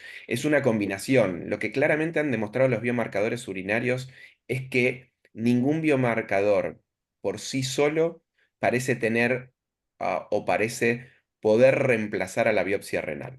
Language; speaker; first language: Spanish; native; Spanish